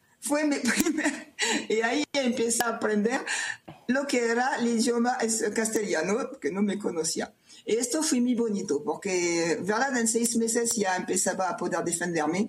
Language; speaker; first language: Spanish; non-native, fluent; French